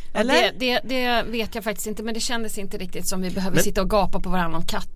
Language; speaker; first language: Swedish; native; Swedish